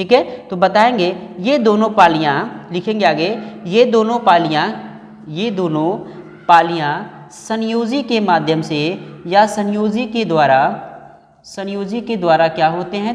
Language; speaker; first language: Hindi; native; Hindi